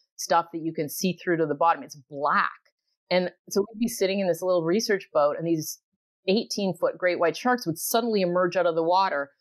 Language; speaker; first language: English; native; English